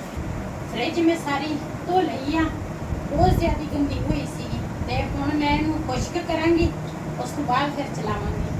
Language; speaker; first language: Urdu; non-native, local second language; Punjabi